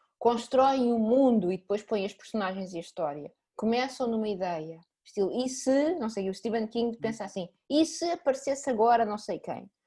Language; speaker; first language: Portuguese; native; Portuguese